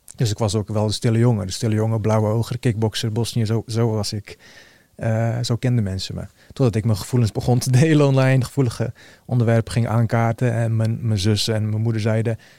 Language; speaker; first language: Dutch; early bilingual, other home language; Bosnian